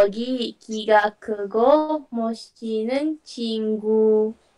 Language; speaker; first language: Korean; non-native, learner; Indonesian